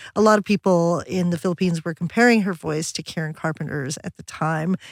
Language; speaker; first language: English; early bilingual, other home language; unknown